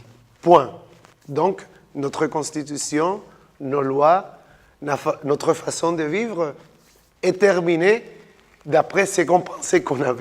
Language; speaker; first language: French; non-native, fluent; Spanish